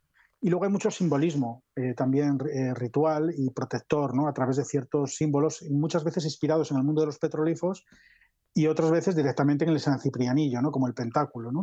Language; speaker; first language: Spanish; native; Spanish